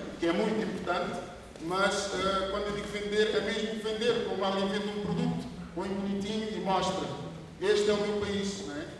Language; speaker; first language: Portuguese; non-native, local second language; Kabuverdianu